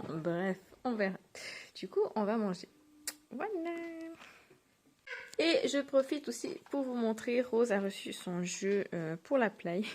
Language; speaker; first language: French; native; French